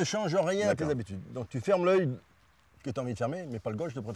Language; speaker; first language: French; native; French